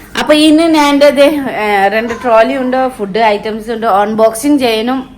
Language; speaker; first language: Malayalam; non-native, fluent; Nepali